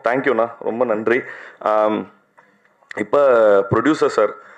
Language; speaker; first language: Tamil; native; Tamil